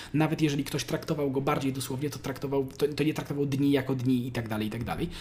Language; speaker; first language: Polish; native; Polish